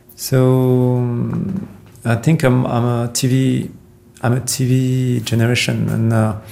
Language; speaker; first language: English; non-native, fluent; French